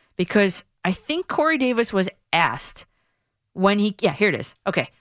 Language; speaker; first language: English; native; English